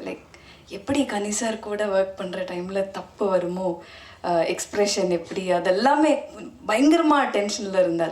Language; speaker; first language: Tamil; non-native, fluent; Malayalam